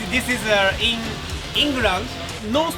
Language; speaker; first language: English; non-native, learner; Japanese